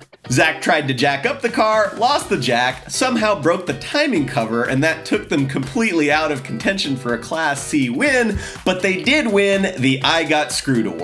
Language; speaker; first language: English; native; English